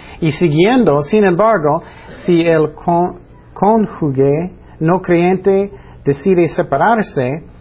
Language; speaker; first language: Spanish; non-native, fluent; English